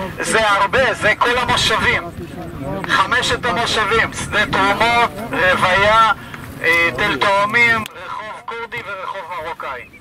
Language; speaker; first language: Hebrew; native; Hebrew